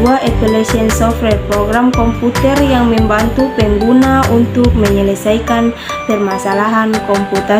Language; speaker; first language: Indonesian; native; Indonesian